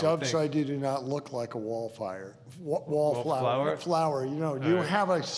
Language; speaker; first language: English; native; English